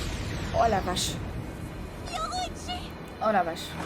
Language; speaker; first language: French; native; French